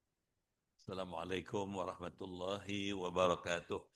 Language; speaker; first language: Indonesian; native; Indonesian